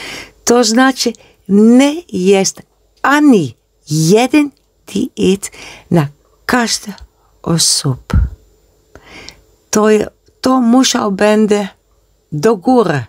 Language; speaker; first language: Polish; non-native, learner; Dutch